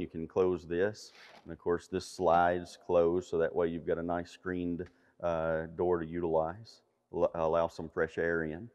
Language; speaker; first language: English; native; English